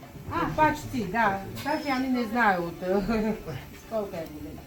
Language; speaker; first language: Russian; non-native, fluent; Georgian